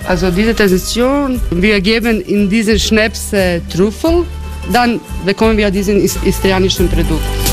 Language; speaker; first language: German; non-native, fluent; Croatian